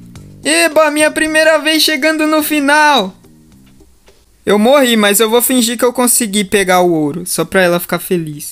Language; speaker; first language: Portuguese; native; Portuguese